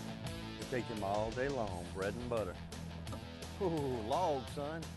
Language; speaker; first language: English; native; English